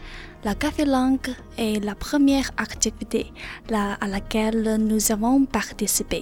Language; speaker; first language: French; non-native, learner; Chinese